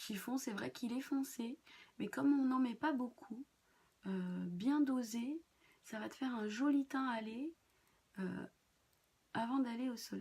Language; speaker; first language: French; native; French